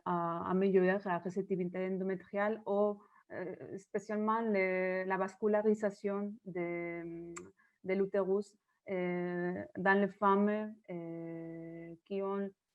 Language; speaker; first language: French; non-native, learner; Spanish